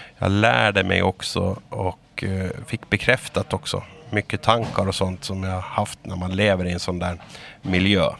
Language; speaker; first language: Swedish; native; Swedish